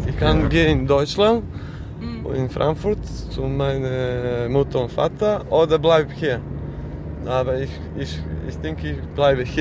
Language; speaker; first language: German; non-native, learner; Serbian